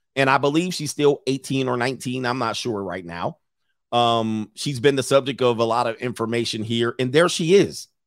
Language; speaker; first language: English; native; English